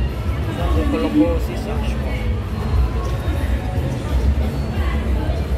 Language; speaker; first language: French; non-native, fluent; Vietnamese